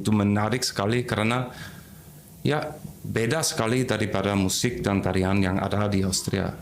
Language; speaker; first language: Indonesian; non-native, fluent; German